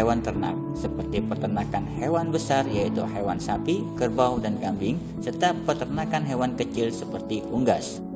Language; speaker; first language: Indonesian; native; Indonesian